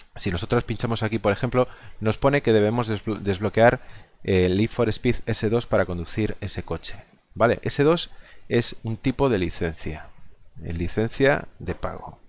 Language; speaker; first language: Spanish; non-native, local second language; Galician